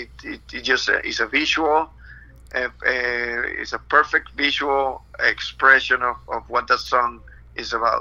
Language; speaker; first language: English; non-native, fluent; Spanish